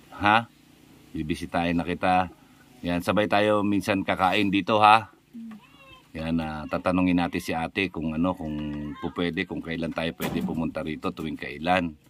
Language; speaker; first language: Filipino; native; Filipino